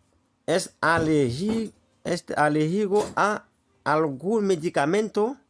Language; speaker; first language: Spanish; non-native, learner; Haitian Creole